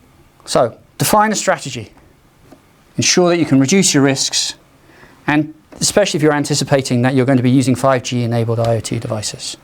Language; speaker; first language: English; native; English